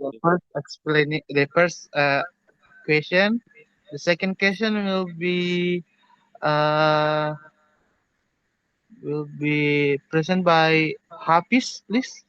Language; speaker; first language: English; non-native, learner; Indonesian